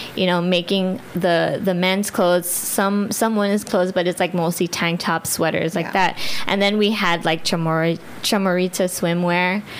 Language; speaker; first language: English; early bilingual, other home language; Filipino